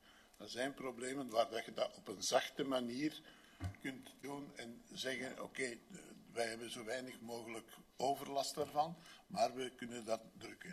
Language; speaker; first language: Dutch; native; Dutch